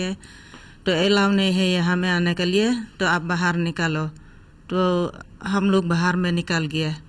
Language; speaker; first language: Hindi; non-native, local second language; Khasi